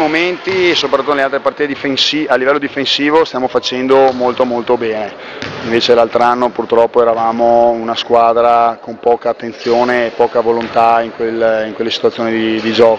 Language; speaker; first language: Italian; native; Italian